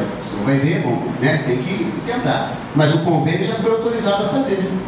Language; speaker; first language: Portuguese; native; Portuguese